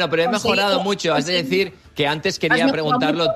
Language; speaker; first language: Spanish; native; Spanish